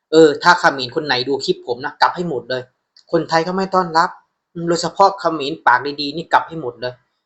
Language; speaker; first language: Thai; native; Thai